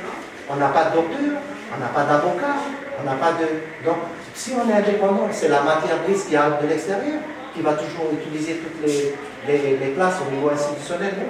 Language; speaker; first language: French; native; French